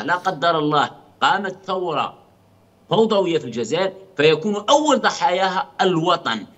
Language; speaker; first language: Arabic; native; Arabic